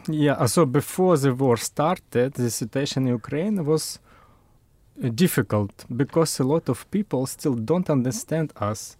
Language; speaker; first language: English; non-native, learner; Russian